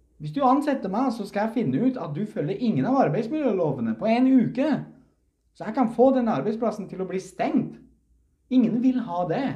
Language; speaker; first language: Norwegian; early bilingual, other home language; Uzbek